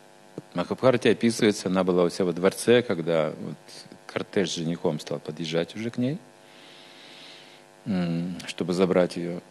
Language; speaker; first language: Russian; native; Russian